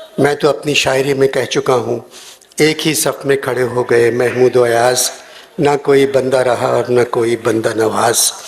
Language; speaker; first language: Urdu; native; Urdu